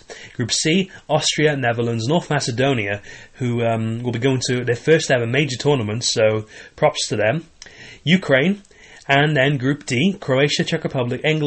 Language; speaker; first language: English; native; English